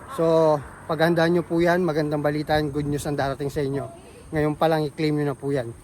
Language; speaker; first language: Filipino; non-native, local second language; Pampanga